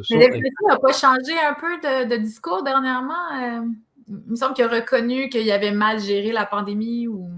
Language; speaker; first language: French; native; French